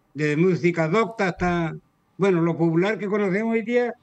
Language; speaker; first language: Spanish; native; Spanish